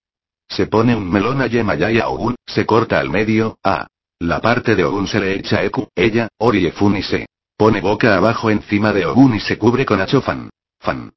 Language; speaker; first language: Spanish; native; Spanish